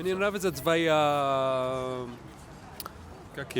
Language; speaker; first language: Russian; non-native, learner; Arabic